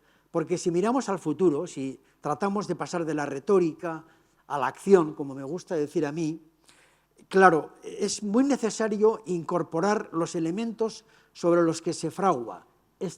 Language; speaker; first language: Spanish; native; Spanish